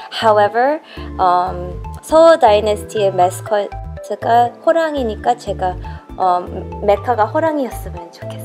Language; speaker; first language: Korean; early bilingual, heritage; English